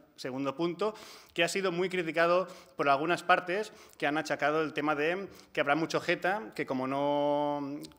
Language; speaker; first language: Spanish; non-native, local second language; Catalan